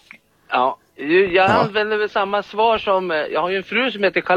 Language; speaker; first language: Swedish; native; Swedish